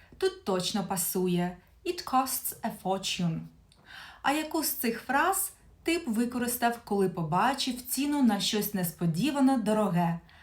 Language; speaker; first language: Ukrainian; native; Ukrainian